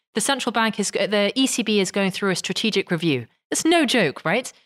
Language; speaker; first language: English; native; English